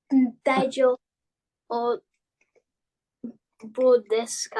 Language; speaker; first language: Japanese; non-native, learner; English